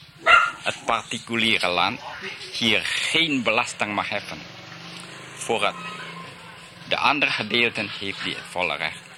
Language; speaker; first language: Dutch; early bilingual, heritage; Dutch